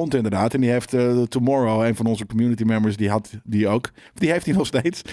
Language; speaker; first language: Dutch; native; Dutch